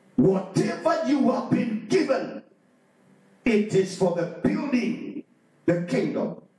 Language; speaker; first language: English; non-native, local second language; Swahili